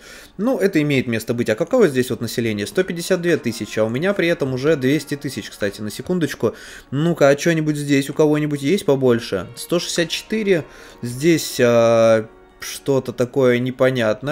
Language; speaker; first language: Russian; native; Russian